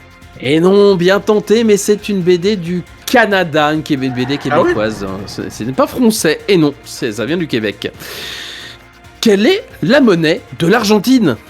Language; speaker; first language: French; native; French